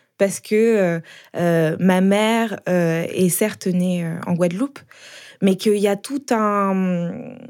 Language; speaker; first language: French; native; French